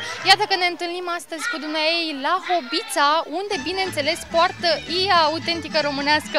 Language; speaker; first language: Romanian; native; Romanian